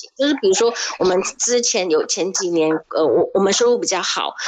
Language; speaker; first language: Chinese; native; Chinese